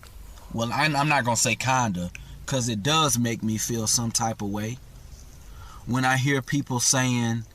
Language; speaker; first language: English; native; English